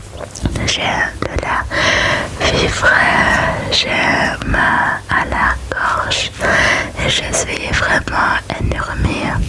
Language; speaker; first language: French; non-native, learner; German